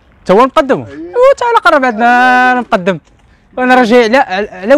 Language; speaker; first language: Arabic; native; Arabic